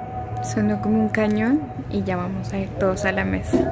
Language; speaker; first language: Spanish; native; Spanish